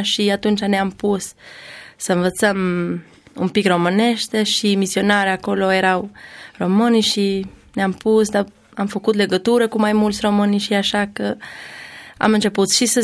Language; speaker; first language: Romanian; non-native, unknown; Albanian